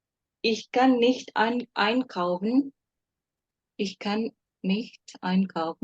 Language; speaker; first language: German; non-native, learner; Indonesian